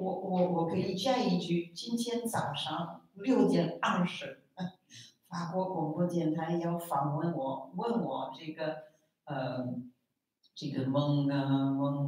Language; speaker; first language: Chinese; non-native, fluent; French